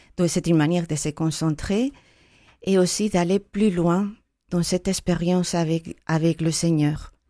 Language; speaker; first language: French; non-native, fluent; Spanish